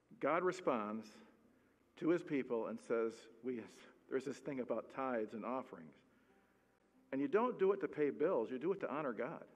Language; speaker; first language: English; native; English